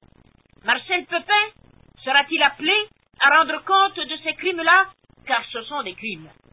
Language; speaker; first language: French; native; French